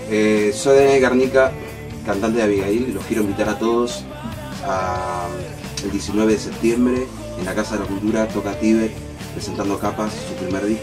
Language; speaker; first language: Spanish; native; Spanish